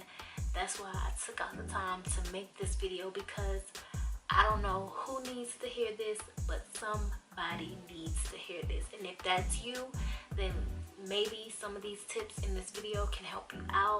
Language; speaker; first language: English; native; English